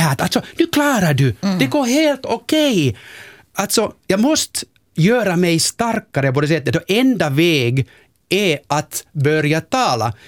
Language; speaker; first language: Swedish; non-native, local second language; Finnish